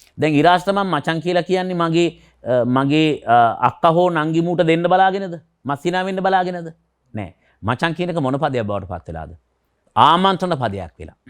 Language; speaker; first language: Sinhala; native; Sinhala